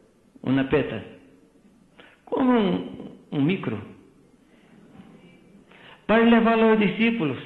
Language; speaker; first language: Spanish; non-native, fluent; Portuguese